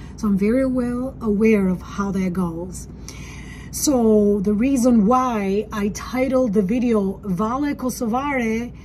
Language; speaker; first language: English; non-native, fluent; Albanian